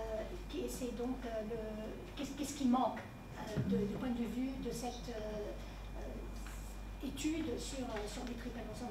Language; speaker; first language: French; native; French